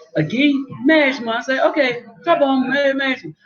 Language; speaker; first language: Portuguese; non-native, learner; English